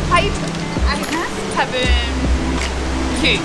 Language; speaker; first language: Japanese; non-native, learner; English